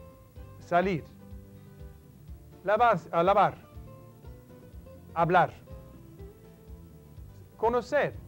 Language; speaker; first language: Spanish; non-native, fluent; English